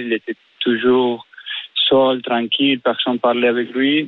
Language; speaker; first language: French; non-native, fluent; Spanish